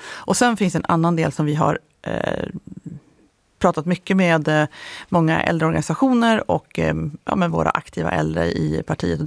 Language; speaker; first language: Swedish; native; Swedish